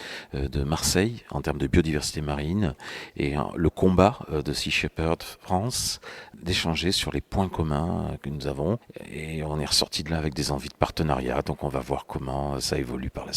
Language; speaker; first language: French; native; French